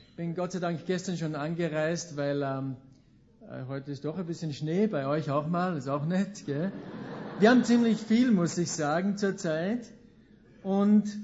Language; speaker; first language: German; native; German